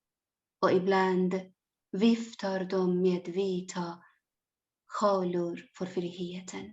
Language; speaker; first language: Swedish; non-native, learner; Persian